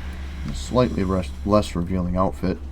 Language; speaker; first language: English; native; English